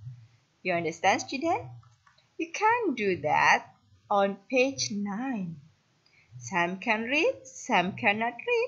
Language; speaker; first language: English; non-native, fluent; Indonesian